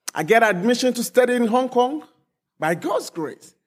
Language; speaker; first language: English; non-native, local second language; Akan